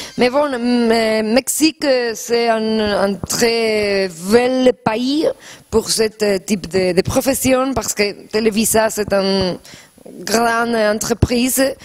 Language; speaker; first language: French; non-native, learner; Spanish